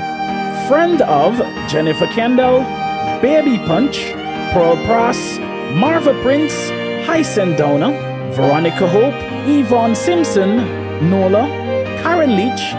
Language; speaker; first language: English; native; English